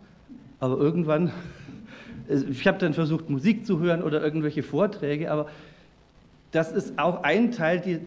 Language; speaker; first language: German; native; German